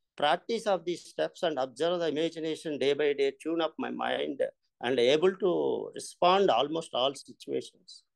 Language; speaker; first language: English; non-native, local second language; Telugu